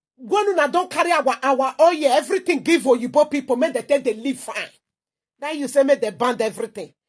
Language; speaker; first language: Nigerian Pidgin; non-native, local second language; Igbo